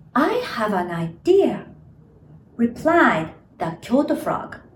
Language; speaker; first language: English; non-native, fluent; Japanese